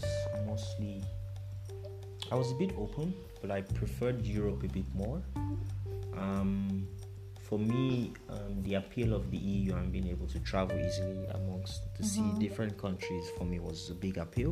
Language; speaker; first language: English; non-native, local second language; Yoruba